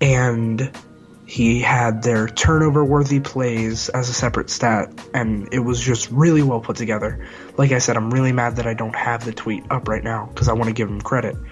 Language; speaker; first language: English; native; English